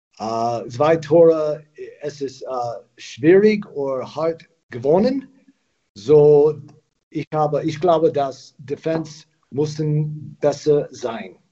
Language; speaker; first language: German; non-native, learner; English